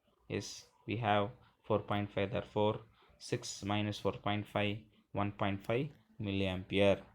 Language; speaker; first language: English; non-native, local second language; Tamil